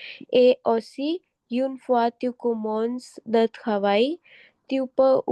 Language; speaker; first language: French; non-native, learner; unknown